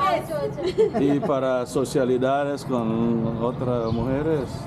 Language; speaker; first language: Spanish; non-native, learner; English